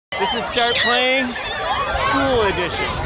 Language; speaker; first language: English; native; English